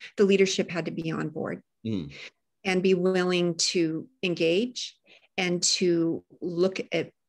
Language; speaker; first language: English; native; English